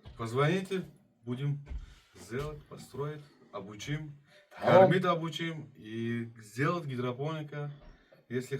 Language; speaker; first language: Russian; non-native, fluent; Uzbek